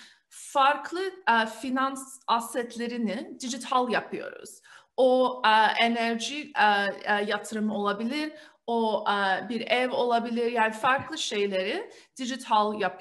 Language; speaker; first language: Turkish; early bilingual, heritage; Turkish